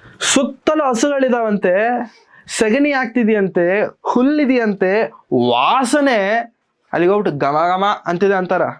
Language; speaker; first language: Kannada; non-native, local second language; Telugu